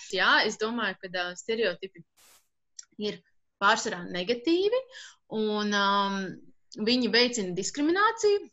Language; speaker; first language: Latvian; native; Latvian